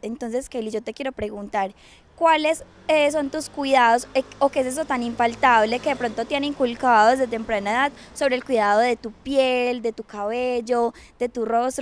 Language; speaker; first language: Spanish; native; Spanish